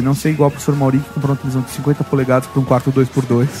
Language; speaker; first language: Portuguese; native; Portuguese